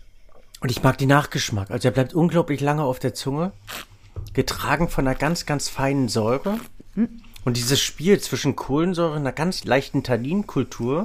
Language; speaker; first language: German; native; German